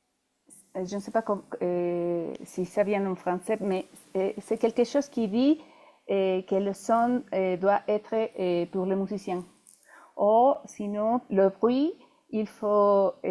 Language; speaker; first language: French; non-native, fluent; Spanish